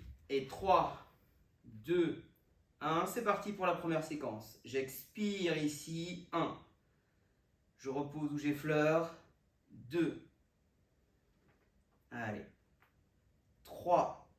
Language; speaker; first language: French; native; French